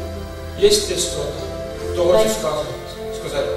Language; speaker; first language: Russian; non-native, learner; Estonian